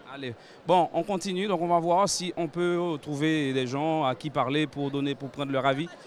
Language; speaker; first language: French; non-native, local second language; Haitian Creole